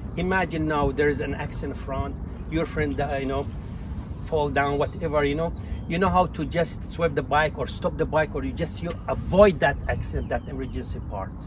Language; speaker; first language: English; non-native, fluent; Arabic